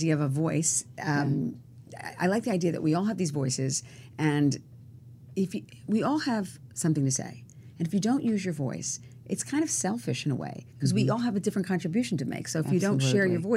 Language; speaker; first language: English; native; English